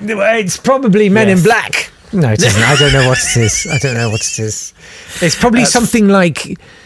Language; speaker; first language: English; native; English